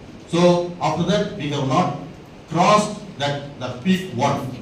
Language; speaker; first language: English; non-native, local second language; Tamil